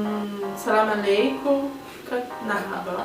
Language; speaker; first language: Russian; non-native, learner; Portuguese